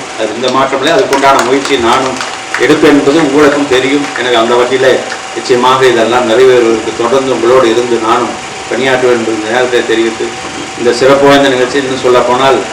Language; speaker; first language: Tamil; native; Tamil